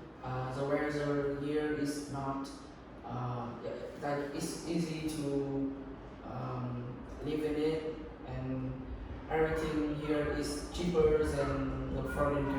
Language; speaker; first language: English; non-native, learner; Vietnamese